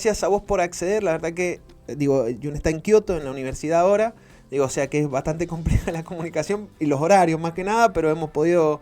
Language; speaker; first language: Spanish; native; Spanish